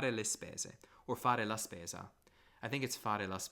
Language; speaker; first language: Italian; non-native, fluent; English